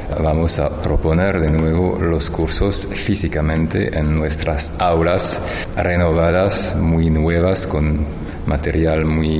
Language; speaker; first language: Spanish; non-native, fluent; French